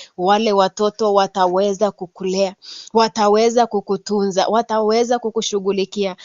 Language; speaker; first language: Swahili; non-native, local second language; Kalenjin